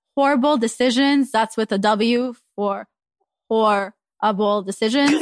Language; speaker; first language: English; early bilingual, other home language; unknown